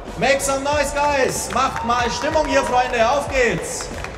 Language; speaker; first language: German; native; German